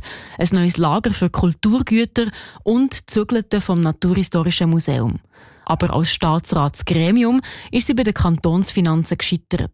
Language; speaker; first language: German; native; German